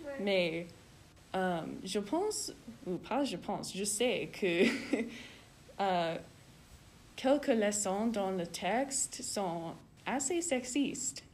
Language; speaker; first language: French; non-native, learner; English